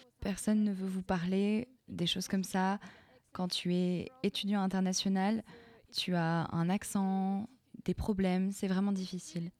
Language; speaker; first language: French; non-native, fluent; Ukrainian